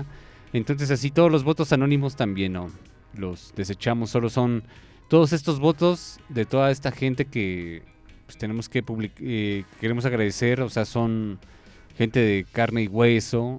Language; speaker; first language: Spanish; native; Spanish